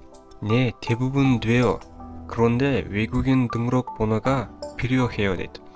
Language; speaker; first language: Korean; non-native, fluent; Kyrgyz